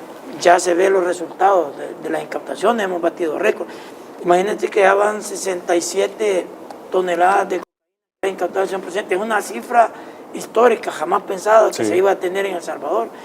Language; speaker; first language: Spanish; native; Spanish